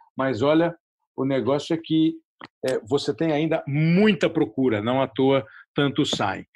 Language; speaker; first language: Portuguese; native; Portuguese